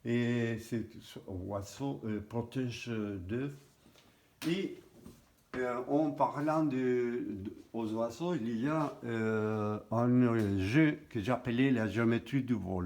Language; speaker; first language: French; non-native, fluent; Spanish